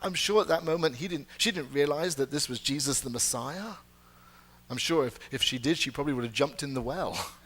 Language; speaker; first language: English; native; English